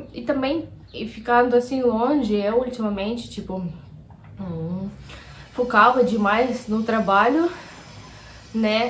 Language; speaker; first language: Portuguese; non-native, fluent; Russian